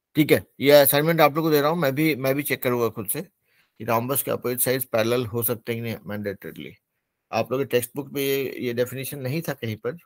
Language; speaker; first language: Hindi; native; Hindi